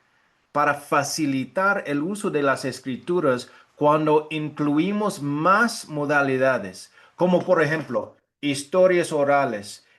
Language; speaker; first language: Spanish; non-native, fluent; English